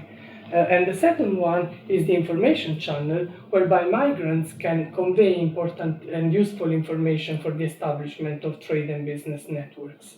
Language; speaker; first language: English; non-native, fluent; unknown